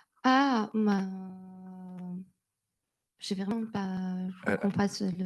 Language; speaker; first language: French; non-native, learner; Persian